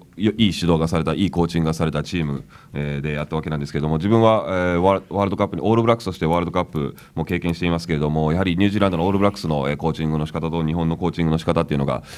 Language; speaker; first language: Japanese; native; Japanese